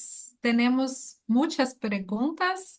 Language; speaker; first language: Spanish; non-native, learner; Portuguese